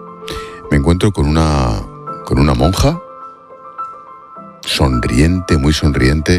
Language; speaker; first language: Spanish; native; Spanish